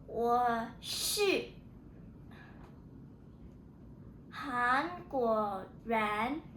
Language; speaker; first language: Chinese; non-native, learner; English